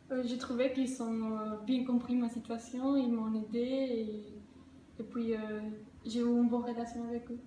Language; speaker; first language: French; non-native, fluent; Spanish